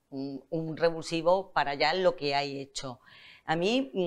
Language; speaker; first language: Spanish; native; Spanish